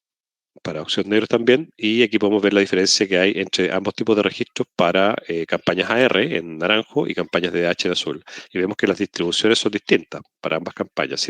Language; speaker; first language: Spanish; native; Spanish